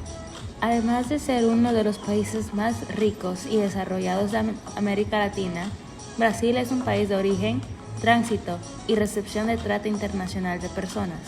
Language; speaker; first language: Spanish; early bilingual, heritage; Spanish